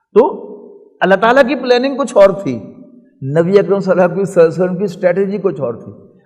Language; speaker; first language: Urdu; non-native, local second language; Punjabi